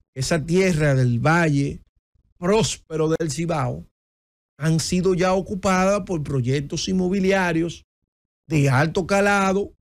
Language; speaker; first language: Spanish; native; Spanish